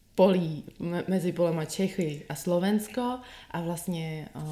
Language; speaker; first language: Czech; native; Czech